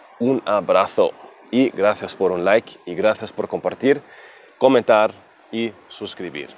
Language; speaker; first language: Spanish; non-native, fluent; German